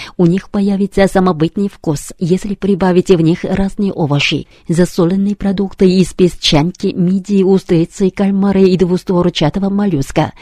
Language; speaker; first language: Russian; non-native, fluent; Korean